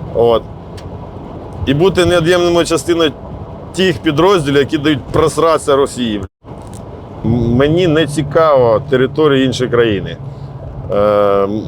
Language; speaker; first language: Ukrainian; non-native, local second language; Russian